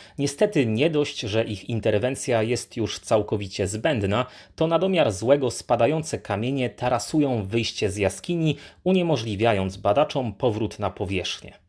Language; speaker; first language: Polish; native; Polish